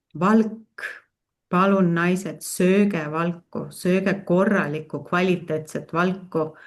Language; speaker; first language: Estonian; native; Estonian